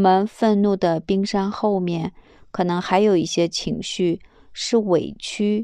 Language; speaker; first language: Chinese; native; Chinese